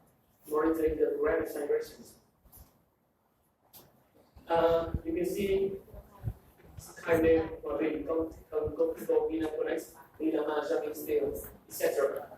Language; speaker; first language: English; non-native, fluent; Vietnamese